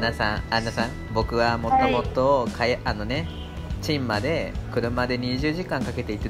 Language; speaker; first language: Japanese; native; Japanese